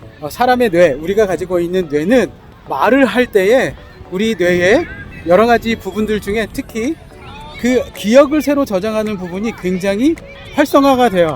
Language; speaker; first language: Korean; native; Korean